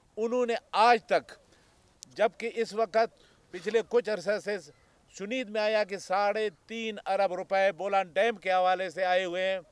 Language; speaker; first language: Urdu; non-native, local second language; Baluchi